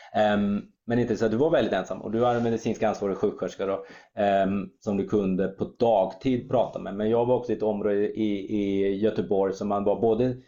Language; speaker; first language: Swedish; early bilingual, other home language; German